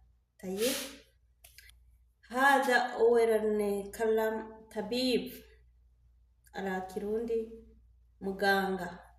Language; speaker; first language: Arabic; non-native, learner; Rundi